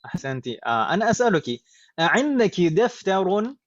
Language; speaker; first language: Arabic; non-native, fluent; Indonesian